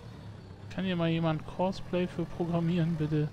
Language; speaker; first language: German; native; German